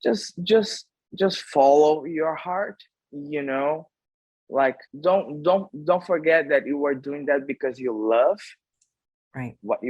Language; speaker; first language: English; non-native, fluent; Portuguese